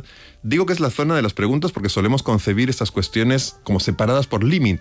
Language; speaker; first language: Spanish; native; Spanish